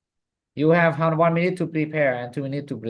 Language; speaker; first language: English; non-native, fluent; Vietnamese